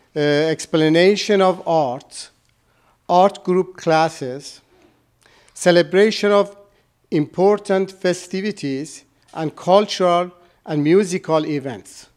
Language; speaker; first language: English; non-native, fluent; Persian